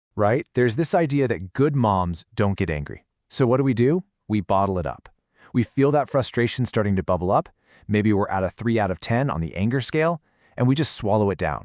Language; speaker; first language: English; native; English